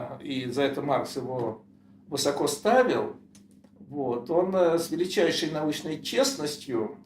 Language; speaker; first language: Russian; native; Russian